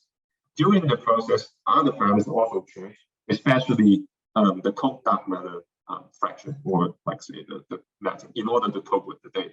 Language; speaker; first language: English; non-native, fluent; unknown